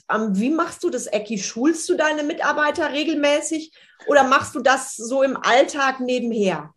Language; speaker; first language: German; native; German